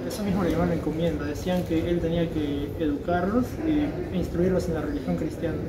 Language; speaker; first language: Spanish; native; Spanish